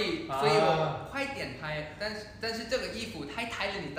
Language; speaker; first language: Chinese; non-native, learner; Thai